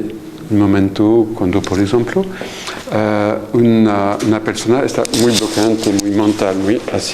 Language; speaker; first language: Spanish; non-native, fluent; French